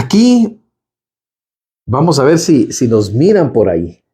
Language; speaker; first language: Spanish; native; Spanish